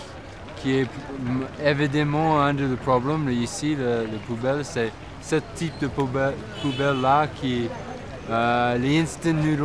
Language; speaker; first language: French; non-native, learner; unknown